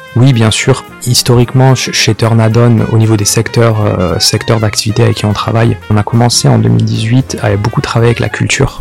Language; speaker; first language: French; native; French